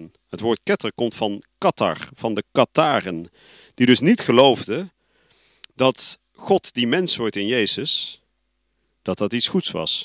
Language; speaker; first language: Dutch; native; Dutch